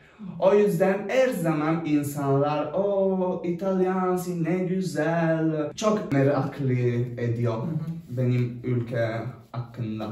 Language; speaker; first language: Turkish; non-native, learner; Italian